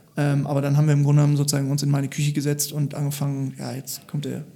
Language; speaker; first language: German; native; German